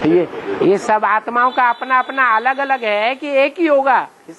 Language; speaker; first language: Hindi; native; Hindi